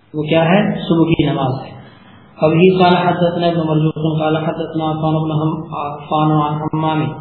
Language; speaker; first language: Urdu; native; Urdu